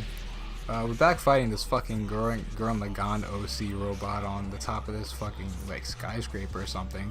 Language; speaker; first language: English; native; English